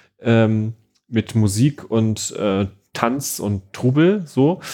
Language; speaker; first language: German; native; German